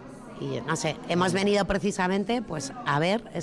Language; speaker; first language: Spanish; native; Spanish